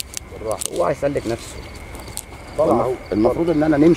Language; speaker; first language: Arabic; native; Arabic